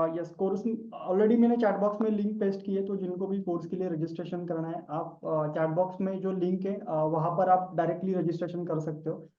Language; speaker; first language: Hindi; non-native, local second language; Marathi